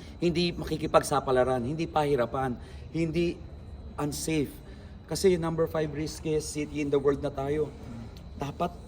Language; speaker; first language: Filipino; native; Filipino